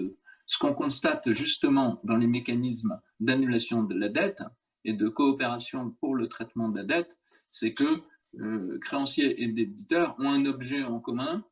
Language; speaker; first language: French; native; French